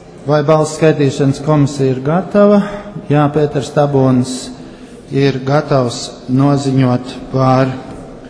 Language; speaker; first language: Latvian; native; Latvian